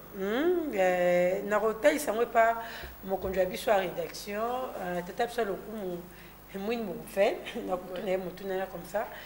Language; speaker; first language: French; non-native, local second language; Lingala